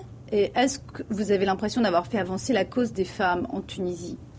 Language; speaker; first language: French; native; French